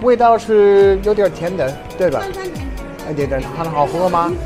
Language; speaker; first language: Chinese; non-native, learner; English